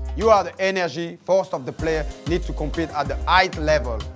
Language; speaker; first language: English; non-native, fluent; French